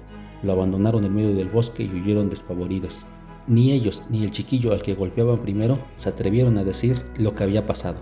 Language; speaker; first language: Spanish; native; Spanish